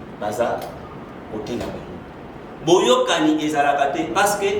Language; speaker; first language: Lingala; non-native, local second language; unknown